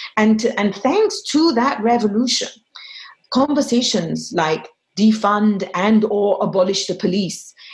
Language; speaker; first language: English; non-native, fluent; Arabic